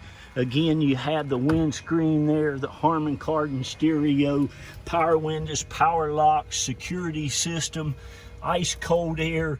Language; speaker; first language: English; native; English